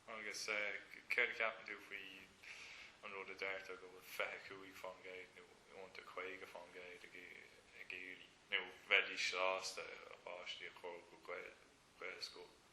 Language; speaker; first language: Irish; non-native, local second language; English